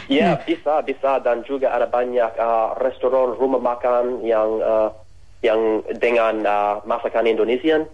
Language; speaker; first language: Indonesian; non-native, fluent; English